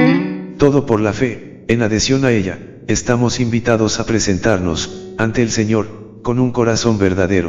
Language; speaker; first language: Spanish; native; Spanish